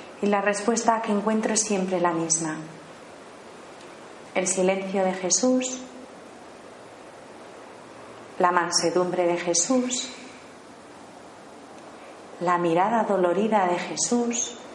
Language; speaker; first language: Spanish; native; Spanish